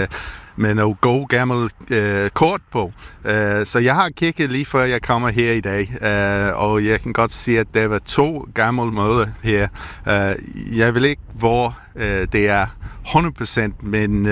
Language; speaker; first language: Danish; non-native, learner; English